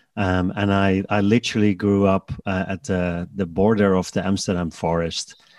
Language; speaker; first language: English; non-native, fluent; Dutch